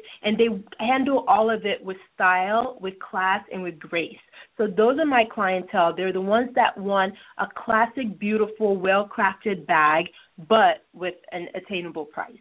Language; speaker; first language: English; non-native, local second language; Yoruba